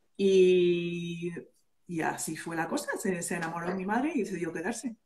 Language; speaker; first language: Spanish; early bilingual, other home language; English